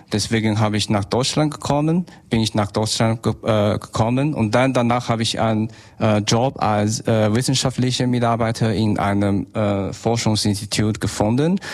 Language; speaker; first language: German; non-native, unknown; Chinese